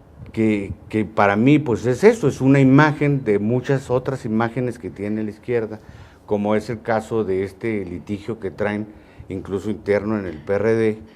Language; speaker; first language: Spanish; native; Spanish